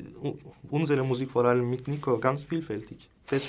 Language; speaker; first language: German; non-native, fluent; Turkish